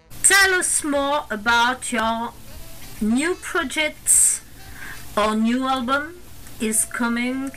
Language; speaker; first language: English; non-native, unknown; French